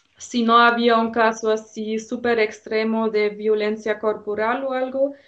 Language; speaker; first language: Spanish; non-native, fluent; German